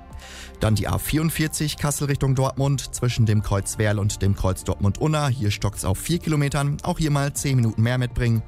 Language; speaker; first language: German; native; German